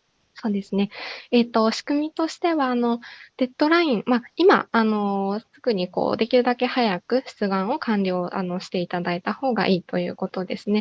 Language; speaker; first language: Japanese; native; Japanese